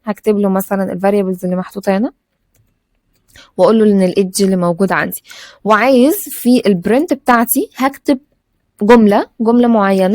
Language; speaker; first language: Arabic; native; Arabic